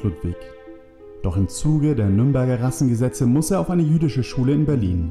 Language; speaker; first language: German; native; German